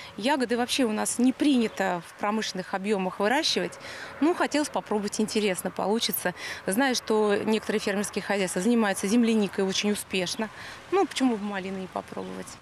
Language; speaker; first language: Russian; native; Russian